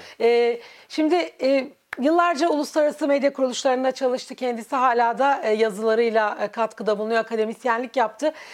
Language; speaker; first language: Turkish; native; Turkish